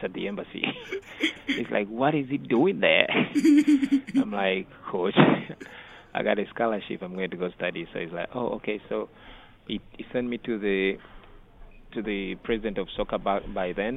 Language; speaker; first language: English; non-native, local second language; Ganda